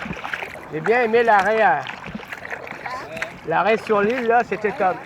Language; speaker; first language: French; native; French